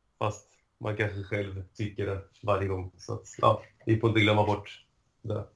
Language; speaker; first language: Swedish; early bilingual, other home language; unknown